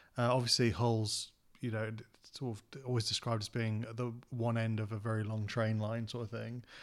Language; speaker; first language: English; native; English